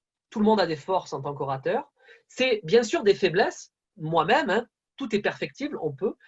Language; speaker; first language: French; native; French